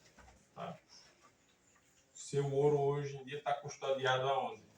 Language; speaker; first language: Portuguese; native; Portuguese